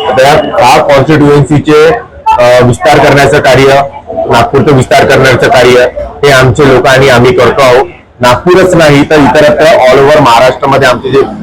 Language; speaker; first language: Marathi; native; Marathi